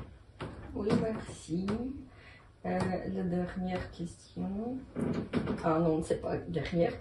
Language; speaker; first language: French; non-native, learner; Ukrainian